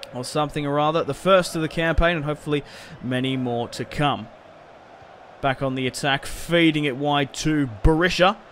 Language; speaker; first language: English; native; English